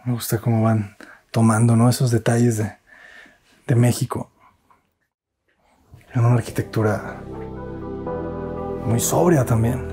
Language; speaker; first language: Spanish; native; Spanish